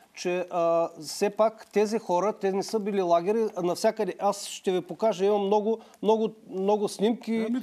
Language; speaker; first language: Bulgarian; native; Bulgarian